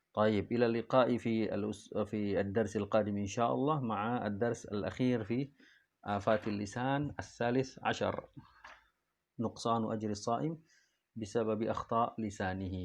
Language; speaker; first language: Arabic; non-native, fluent; Indonesian